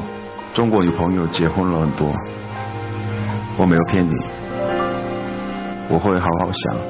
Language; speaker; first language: Chinese; non-native, fluent; Korean